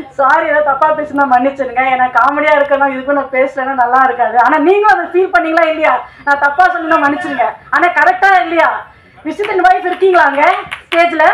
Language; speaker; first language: Tamil; non-native, local second language; Telugu